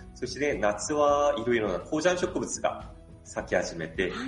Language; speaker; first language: Japanese; non-native, fluent; Korean